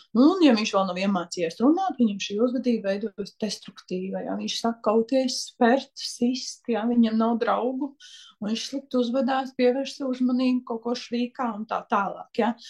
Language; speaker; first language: Latvian; native; Latvian